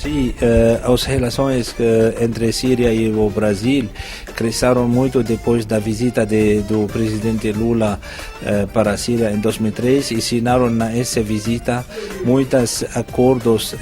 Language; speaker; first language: Portuguese; non-native, fluent; Arabic